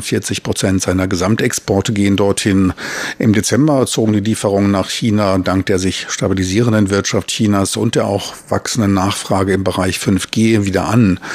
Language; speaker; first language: German; native; German